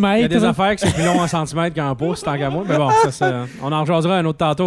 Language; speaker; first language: French; native; French